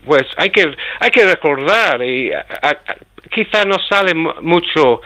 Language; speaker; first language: Spanish; early bilingual, heritage; Spanish